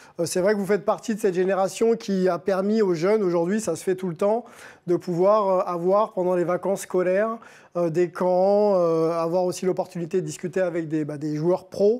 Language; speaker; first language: French; native; French